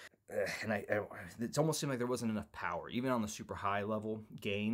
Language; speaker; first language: English; native; English